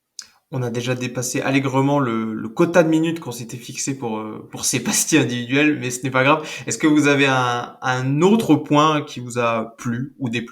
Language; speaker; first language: French; native; French